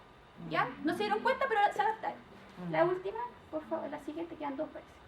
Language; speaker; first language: Spanish; native; Spanish